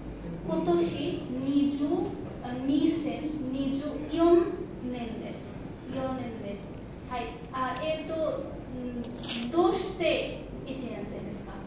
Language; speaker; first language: Japanese; non-native, fluent; Bangla